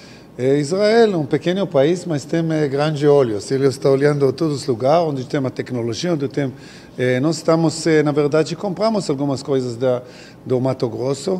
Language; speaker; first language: Portuguese; non-native, fluent; Hebrew